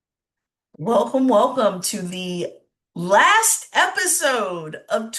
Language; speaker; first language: English; native; English